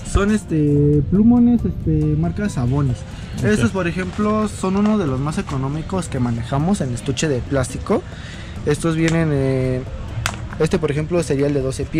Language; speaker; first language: Spanish; native; Spanish